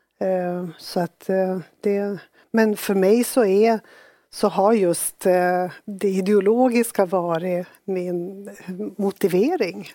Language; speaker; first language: Swedish; native; Swedish